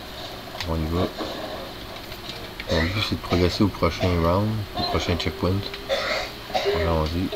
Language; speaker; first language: French; native; French